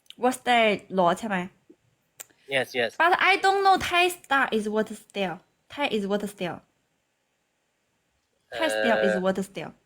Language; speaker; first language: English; non-native, learner; Chinese